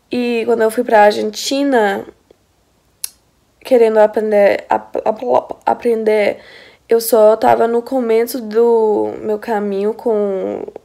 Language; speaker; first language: Portuguese; non-native, fluent; English